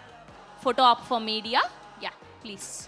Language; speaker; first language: Telugu; native; Telugu